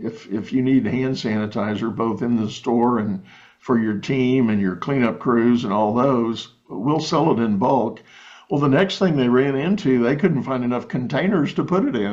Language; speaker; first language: English; native; English